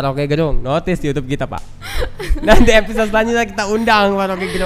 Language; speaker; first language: Indonesian; native; Indonesian